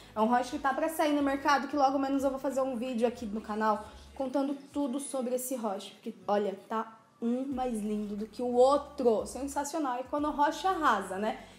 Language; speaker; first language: Portuguese; native; Portuguese